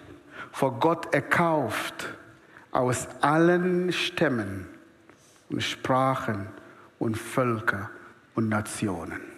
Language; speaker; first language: German; non-native, fluent; Arabic